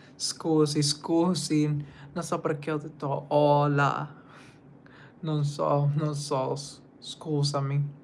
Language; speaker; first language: Italian; non-native, learner; English